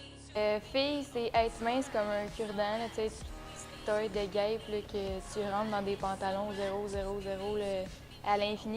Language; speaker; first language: French; native; French